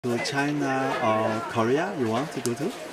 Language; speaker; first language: English; non-native, learner; Chinese